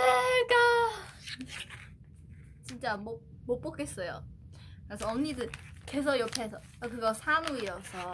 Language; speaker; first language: Korean; non-native, fluent; Chinese